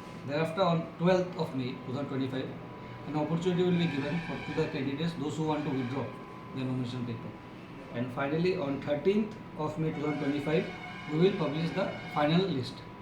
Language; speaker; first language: English; non-native, local second language; Bangla